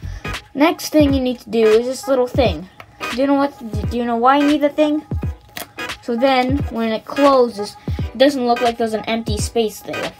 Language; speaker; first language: English; native; English